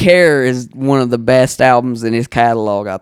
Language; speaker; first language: English; native; English